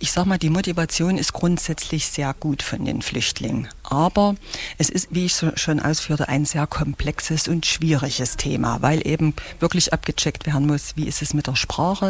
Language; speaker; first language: German; native; German